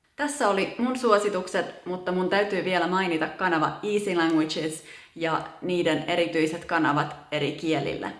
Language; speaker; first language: Finnish; native; Finnish